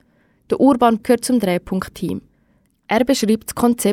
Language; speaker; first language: German; native; German